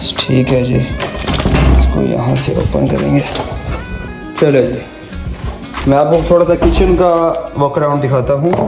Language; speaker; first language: Urdu; native; Urdu